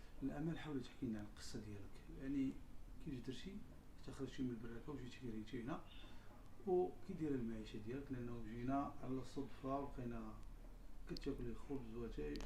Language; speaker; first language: Arabic; native; Arabic